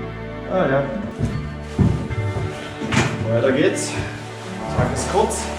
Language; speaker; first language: German; native; German